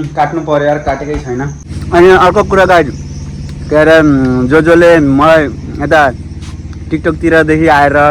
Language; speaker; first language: Nepali; non-native, local second language; Rana Tharu